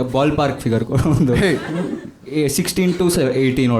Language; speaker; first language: Kannada; native; Kannada